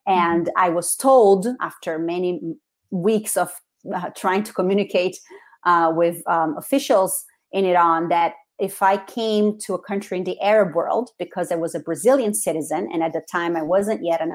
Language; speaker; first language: English; non-native, fluent; Portuguese